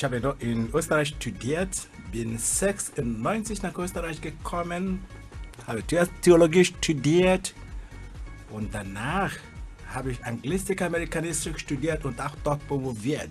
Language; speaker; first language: German; non-native, fluent; Igbo